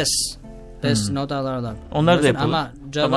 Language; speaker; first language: Turkish; non-native, learner; Albanian